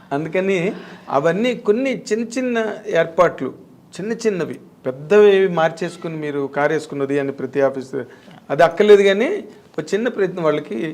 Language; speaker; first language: Telugu; native; Telugu